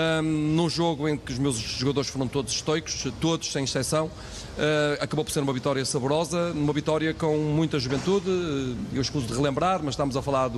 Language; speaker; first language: Portuguese; native; Portuguese